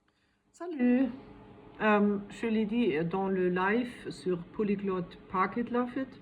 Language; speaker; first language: French; non-native, fluent; German